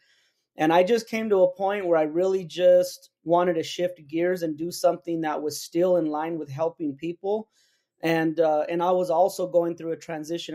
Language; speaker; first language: English; native; English